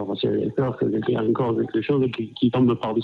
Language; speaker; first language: French; native; French